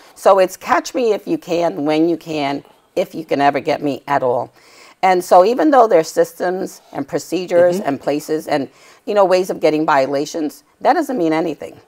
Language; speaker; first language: English; native; English